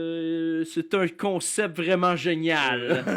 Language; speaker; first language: French; native; French